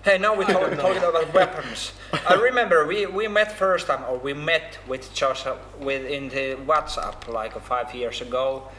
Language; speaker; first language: English; non-native, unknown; Finnish